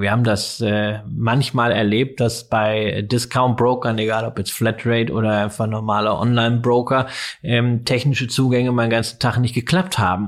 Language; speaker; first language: German; native; German